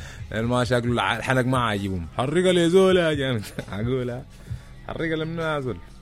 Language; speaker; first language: Arabic; early bilingual, heritage; Arabic